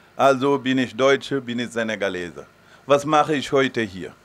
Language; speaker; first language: German; non-native, fluent; Wolof